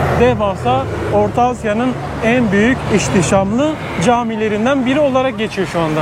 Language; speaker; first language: Turkish; native; Turkish